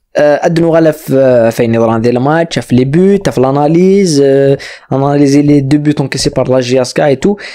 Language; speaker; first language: French; non-native, local second language; Kabyle